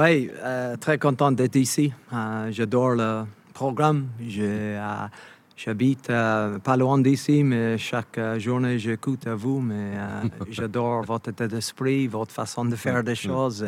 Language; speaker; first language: French; non-native, fluent; English